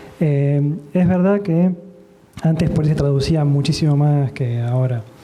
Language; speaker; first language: Spanish; native; Spanish